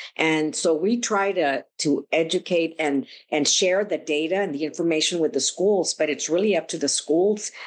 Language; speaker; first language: English; early bilingual, other home language; Spanish